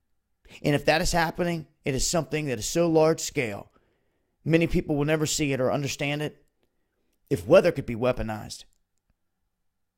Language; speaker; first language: English; native; English